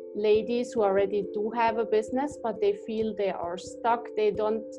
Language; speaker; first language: English; non-native, fluent; German